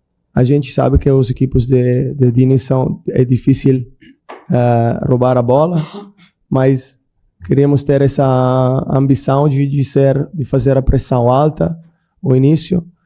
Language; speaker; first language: Portuguese; non-native, learner; Italian